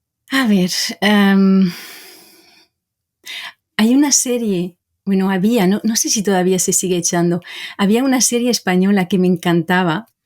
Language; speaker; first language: Spanish; non-native, fluent; French